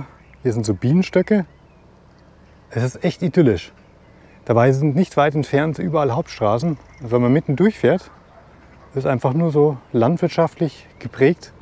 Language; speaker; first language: German; native; German